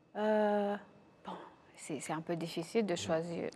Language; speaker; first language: French; non-native, local second language; Kinyarwanda